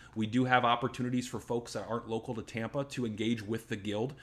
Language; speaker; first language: English; native; English